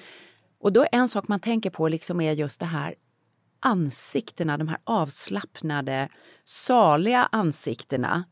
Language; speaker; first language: Swedish; native; Swedish